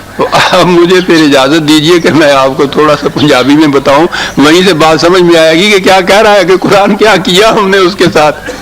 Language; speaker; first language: Urdu; non-native, local second language; Punjabi